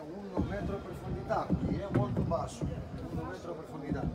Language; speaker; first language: Italian; non-native, learner; Greek